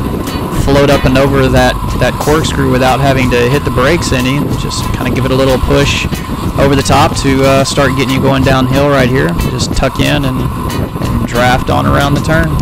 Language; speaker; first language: English; native; English